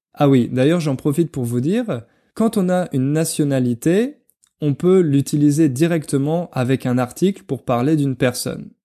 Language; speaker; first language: French; native; French